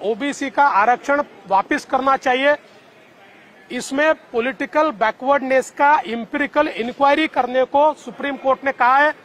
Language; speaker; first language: Hindi; non-native, local second language; Marathi